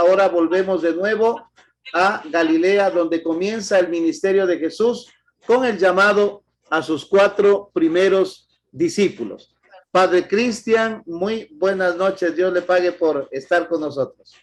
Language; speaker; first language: Spanish; native; Spanish